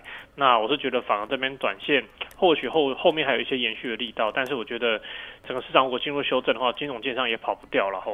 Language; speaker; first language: Chinese; native; Chinese